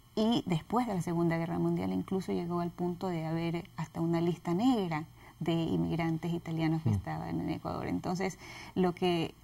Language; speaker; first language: Spanish; native; Spanish